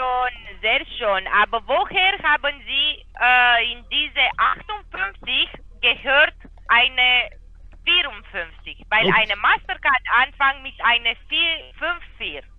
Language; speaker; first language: German; non-native, learner; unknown